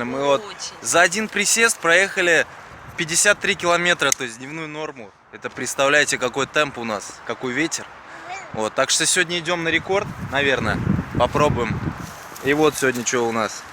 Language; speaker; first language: Russian; native; Russian